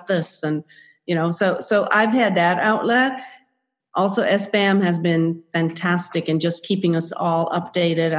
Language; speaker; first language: English; non-native, fluent; Swedish